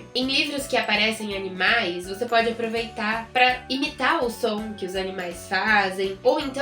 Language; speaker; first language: Portuguese; native; Portuguese